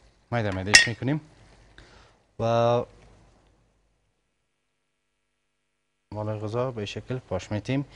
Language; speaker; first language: Persian; native; Persian